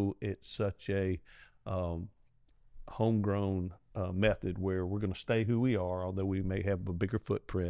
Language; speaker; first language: English; native; English